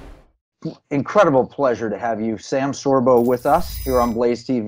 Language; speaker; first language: English; native; English